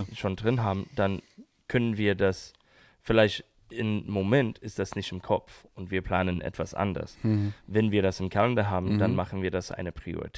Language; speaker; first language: German; non-native, learner; English